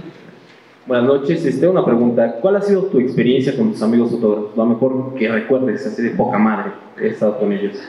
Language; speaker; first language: Spanish; native; Spanish